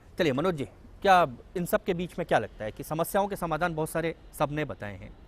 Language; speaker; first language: Hindi; native; Hindi